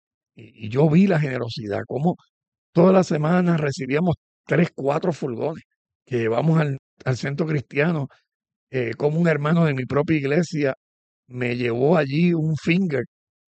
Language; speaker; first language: Spanish; native; Spanish